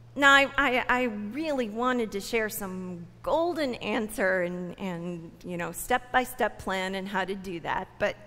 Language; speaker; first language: English; native; English